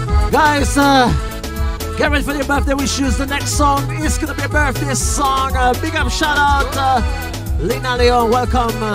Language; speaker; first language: English; non-native, local second language; Seselwa Creole French